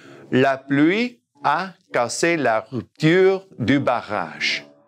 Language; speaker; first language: French; non-native, fluent; English